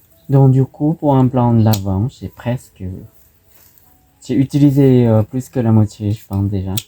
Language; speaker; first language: French; non-native, fluent; Thai